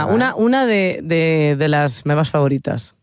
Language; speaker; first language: Catalan; non-native, learner; Spanish